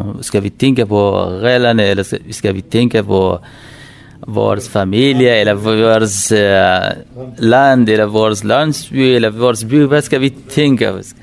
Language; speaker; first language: Danish; non-native, learner; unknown